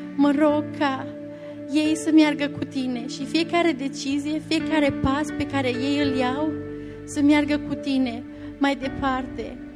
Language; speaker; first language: Romanian; native; Romanian